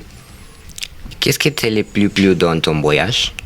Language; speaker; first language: French; non-native, learner; Spanish